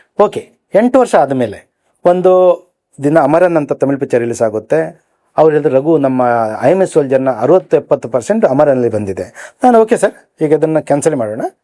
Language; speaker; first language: Kannada; native; Kannada